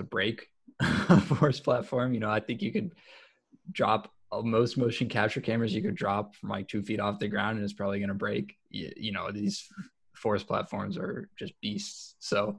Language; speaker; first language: English; native; English